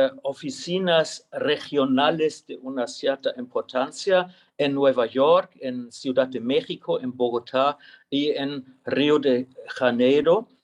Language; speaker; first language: Spanish; non-native, fluent; German